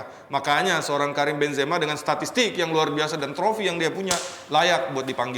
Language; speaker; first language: Indonesian; native; Indonesian